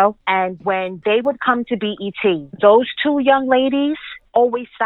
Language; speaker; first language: English; native; English